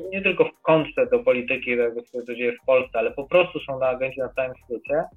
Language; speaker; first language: Polish; native; Polish